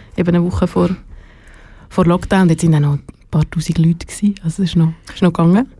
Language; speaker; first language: German; native; German